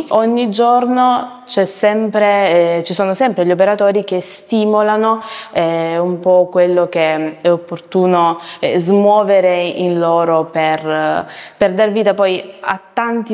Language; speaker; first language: Italian; native; Italian